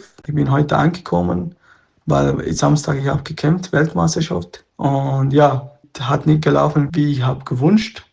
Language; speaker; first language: German; non-native, learner; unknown